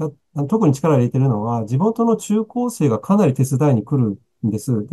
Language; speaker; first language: Japanese; native; Japanese